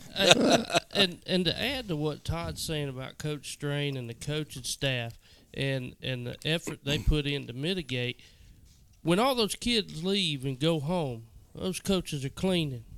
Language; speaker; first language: English; native; English